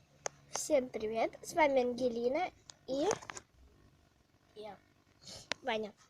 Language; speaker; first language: Russian; native; Russian